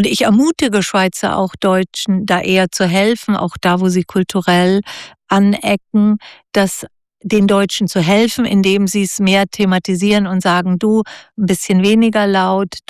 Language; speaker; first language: German; native; German